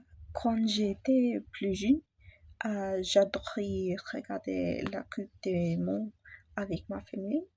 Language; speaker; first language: French; non-native, learner; English